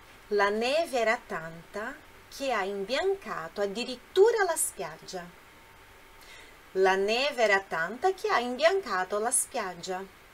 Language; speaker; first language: Italian; non-native, fluent; Portuguese